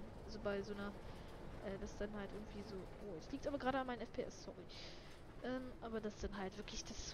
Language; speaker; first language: German; native; German